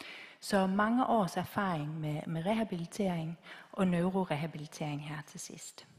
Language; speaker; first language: Danish; native; Danish